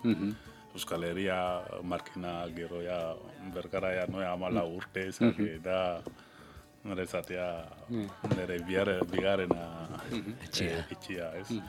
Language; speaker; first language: Basque; non-native, learner; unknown